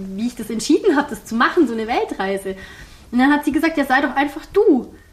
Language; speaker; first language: German; early bilingual, heritage; German